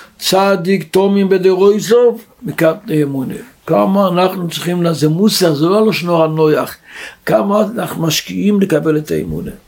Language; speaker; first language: Hebrew; non-native, local second language; Yiddish